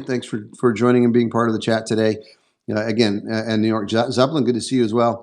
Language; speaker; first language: English; native; English